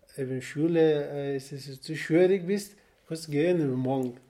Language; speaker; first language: German; non-native, fluent; Nepali